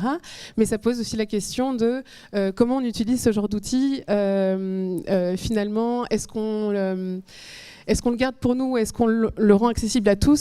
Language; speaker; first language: French; native; French